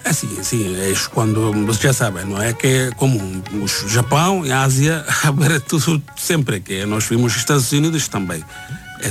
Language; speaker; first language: Portuguese; non-native, learner; Bangla